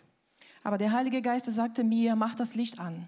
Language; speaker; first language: German; non-native, fluent; Portuguese